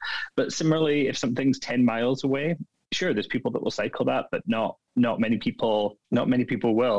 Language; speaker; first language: English; native; English